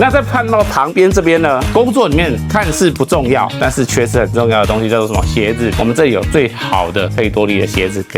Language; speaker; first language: Chinese; native; Chinese